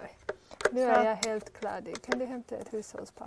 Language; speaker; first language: Swedish; non-native, fluent; English